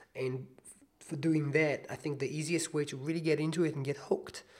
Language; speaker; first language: English; non-native, fluent; Hebrew